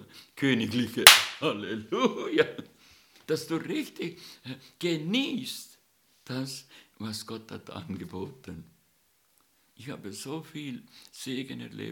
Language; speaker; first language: German; non-native, learner; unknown